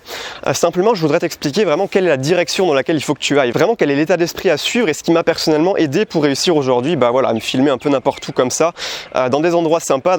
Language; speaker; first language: French; native; French